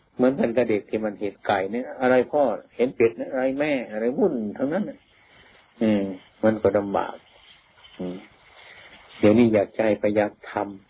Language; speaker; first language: Thai; native; Thai